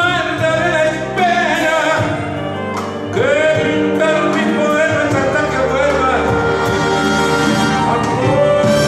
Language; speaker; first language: Spanish; native; Spanish